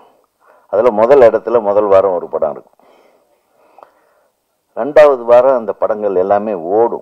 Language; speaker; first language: Tamil; native; Tamil